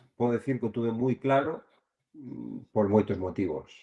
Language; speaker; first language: Spanish; native; Spanish